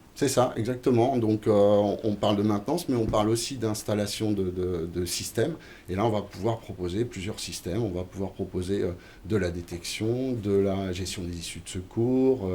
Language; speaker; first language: French; native; French